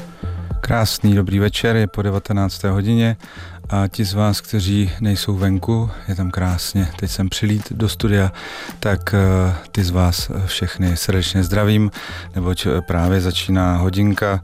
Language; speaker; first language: Czech; native; Czech